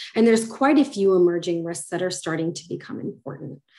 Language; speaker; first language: English; native; English